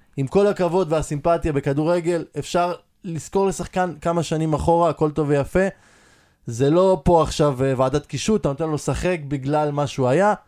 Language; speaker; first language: Hebrew; native; Hebrew